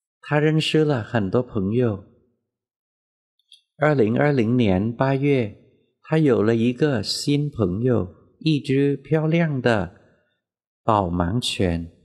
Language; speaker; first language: Chinese; non-native, fluent; Vietnamese